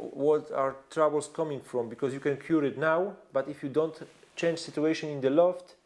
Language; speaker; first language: English; non-native, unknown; Polish